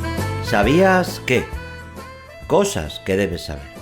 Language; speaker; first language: Spanish; native; Spanish